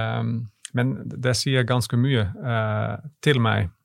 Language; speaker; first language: Swedish; non-native, learner; Dutch